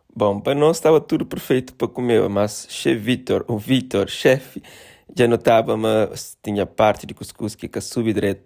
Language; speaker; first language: Portuguese; non-native, local second language; Kabuverdianu